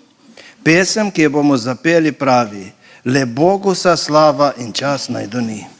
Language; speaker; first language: Slovenian; native; Slovenian